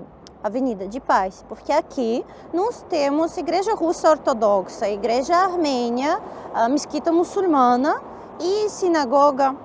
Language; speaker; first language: Portuguese; non-native, fluent; Armenian